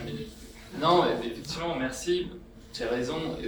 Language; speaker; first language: French; native; French